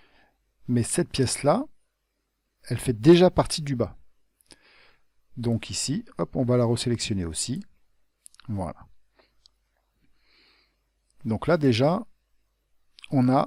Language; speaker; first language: French; native; French